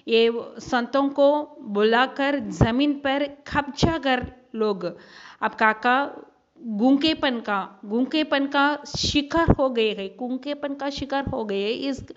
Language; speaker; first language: Hindi; non-native, local second language; Tamil